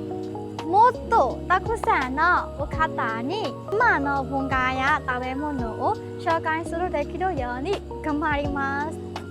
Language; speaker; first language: Japanese; non-native, learner; Burmese